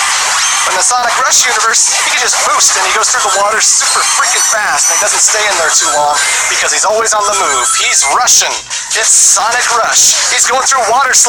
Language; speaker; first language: English; native; English